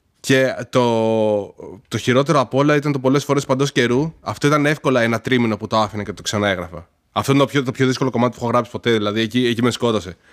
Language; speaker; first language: Greek; early bilingual, heritage; Greek